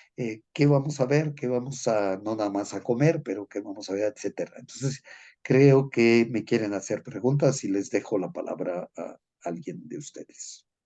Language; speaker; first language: Spanish; non-native, fluent; French